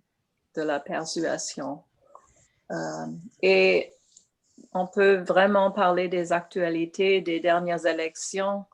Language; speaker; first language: French; non-native, local second language; English